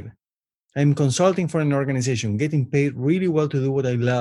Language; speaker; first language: English; non-native, fluent; Spanish